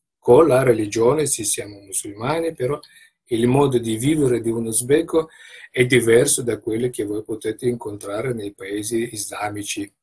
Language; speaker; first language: Italian; non-native, fluent; Uzbek